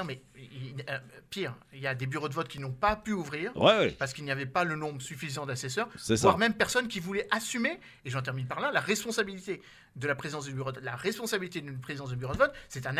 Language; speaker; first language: French; native; French